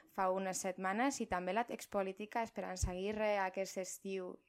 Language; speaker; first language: Catalan; non-native, local second language; Spanish